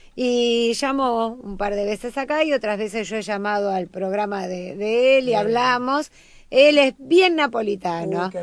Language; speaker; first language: Spanish; native; Spanish